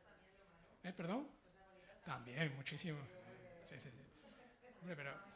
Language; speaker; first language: Spanish; native; Spanish